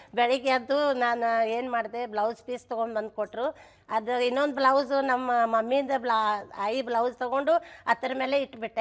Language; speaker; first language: Kannada; non-native, local second language; Marathi